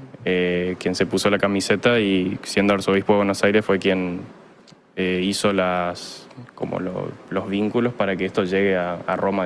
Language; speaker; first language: Spanish; native; Spanish